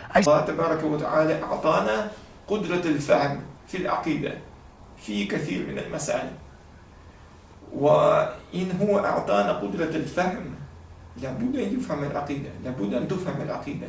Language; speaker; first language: Arabic; non-native, fluent; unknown